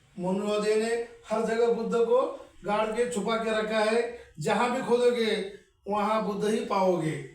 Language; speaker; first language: Hindi; non-native, local second language; Marathi